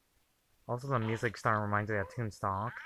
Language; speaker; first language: English; native; English